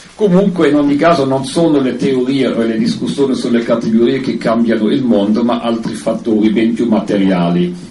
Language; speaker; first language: Italian; non-native, fluent; German